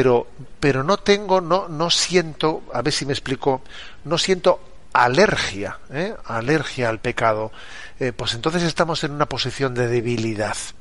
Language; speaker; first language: Spanish; native; Spanish